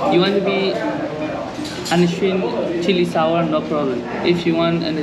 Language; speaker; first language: English; non-native, learner; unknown